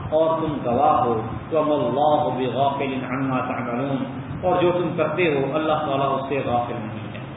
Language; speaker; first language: Urdu; non-native, local second language; Punjabi